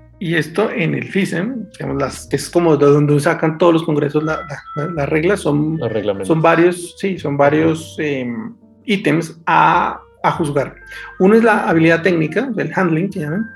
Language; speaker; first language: Spanish; native; Spanish